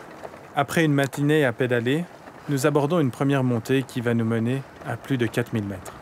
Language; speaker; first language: French; native; French